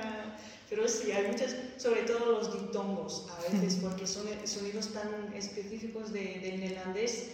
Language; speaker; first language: Spanish; non-native, fluent; Dutch